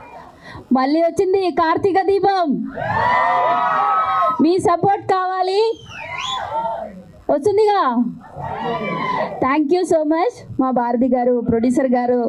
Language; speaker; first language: Telugu; non-native, learner; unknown